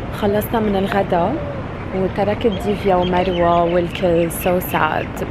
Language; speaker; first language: Arabic; early bilingual, heritage; Arabic